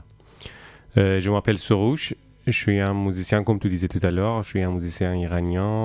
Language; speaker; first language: French; non-native, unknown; Persian